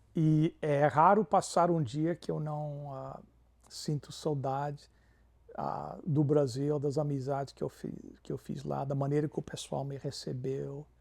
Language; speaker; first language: Portuguese; non-native, fluent; English